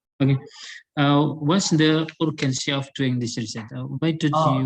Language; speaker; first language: English; non-native, learner; Indonesian